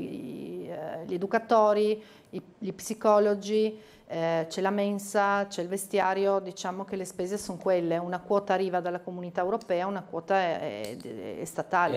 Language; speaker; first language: Italian; native; Italian